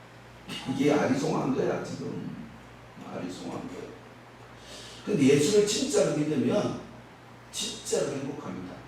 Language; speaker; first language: Korean; native; Korean